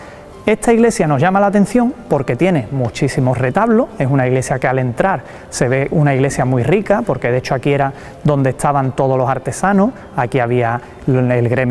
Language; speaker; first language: Spanish; native; Spanish